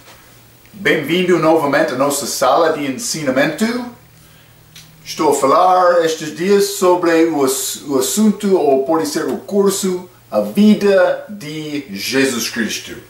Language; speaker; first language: Portuguese; non-native, fluent; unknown